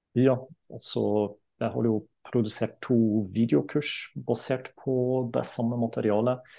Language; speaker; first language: Norwegian; non-native, fluent; German